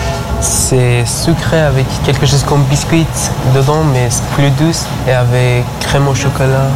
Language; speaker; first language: French; non-native, learner; Persian